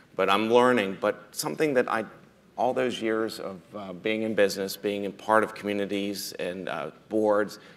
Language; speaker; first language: English; native; English